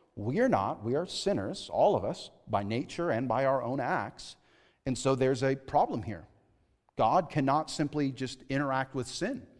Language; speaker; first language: English; native; English